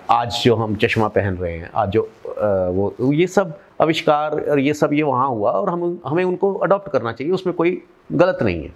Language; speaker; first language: Hindi; non-native, local second language; Punjabi